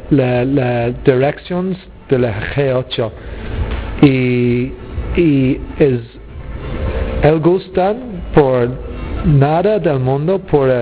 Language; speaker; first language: Spanish; non-native, learner; English